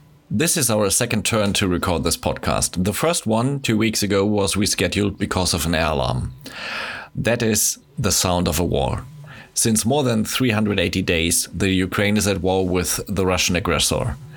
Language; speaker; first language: English; non-native, fluent; German